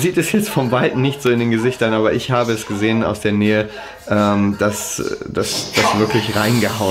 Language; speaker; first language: German; native; German